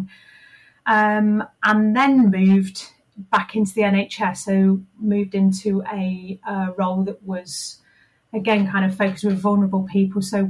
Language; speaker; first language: English; native; English